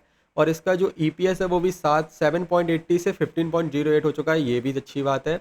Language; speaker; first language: Hindi; native; Hindi